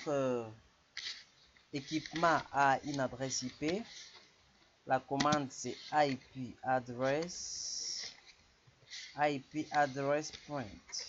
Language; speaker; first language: French; non-native, local second language; Lingala